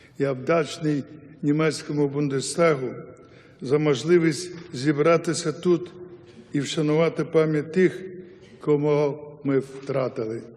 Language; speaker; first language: Ukrainian; non-native, local second language; Yiddish